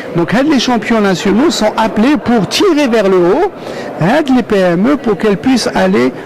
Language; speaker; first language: French; non-native, local second language; Arabic